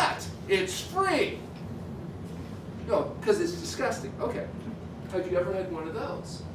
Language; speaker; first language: English; native; English